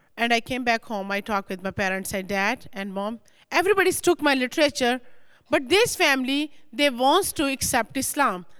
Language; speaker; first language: English; non-native, local second language; Punjabi